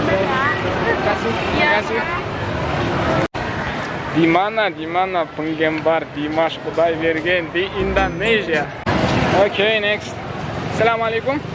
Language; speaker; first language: Indonesian; non-native, learner; Kazakh